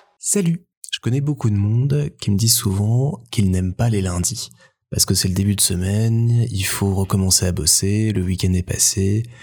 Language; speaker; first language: French; native; French